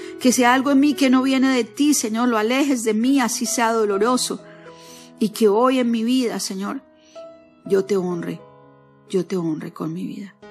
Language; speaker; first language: Spanish; native; Spanish